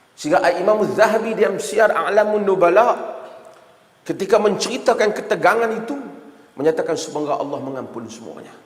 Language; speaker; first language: Malay; native; Malay